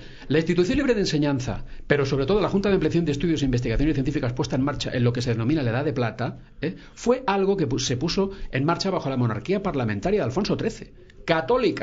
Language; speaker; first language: Spanish; native; Spanish